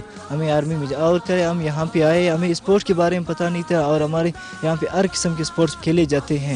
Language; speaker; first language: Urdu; non-native, local second language; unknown